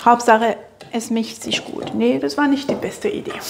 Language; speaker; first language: German; non-native, fluent; French